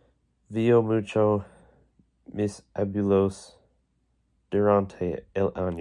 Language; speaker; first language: Spanish; non-native, learner; English